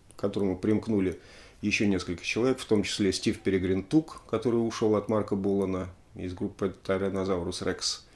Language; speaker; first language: Russian; native; Russian